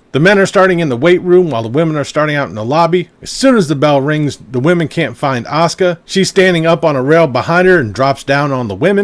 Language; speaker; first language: English; native; English